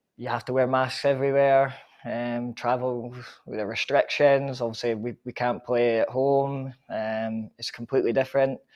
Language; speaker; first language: English; native; English